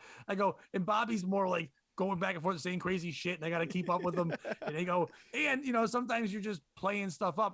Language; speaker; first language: English; native; English